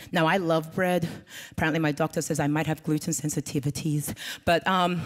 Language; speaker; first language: English; native; English